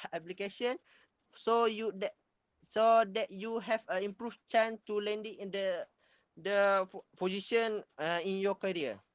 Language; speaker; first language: English; non-native, local second language; Malay